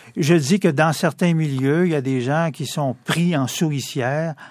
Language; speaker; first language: French; native; French